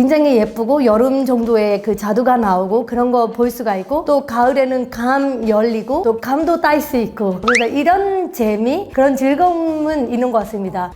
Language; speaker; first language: Korean; non-native, fluent; Burmese